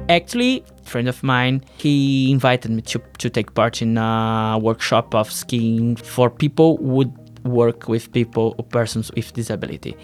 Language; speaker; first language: English; non-native, learner; Portuguese